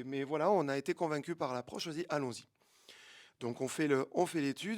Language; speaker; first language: French; native; French